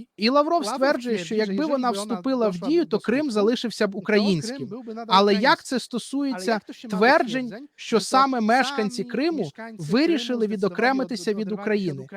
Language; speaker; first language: Ukrainian; native; Ukrainian